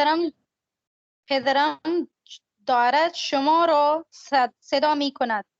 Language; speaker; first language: Persian; non-native, learner; Urdu